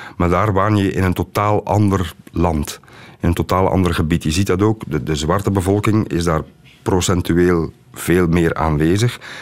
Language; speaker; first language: Dutch; native; Dutch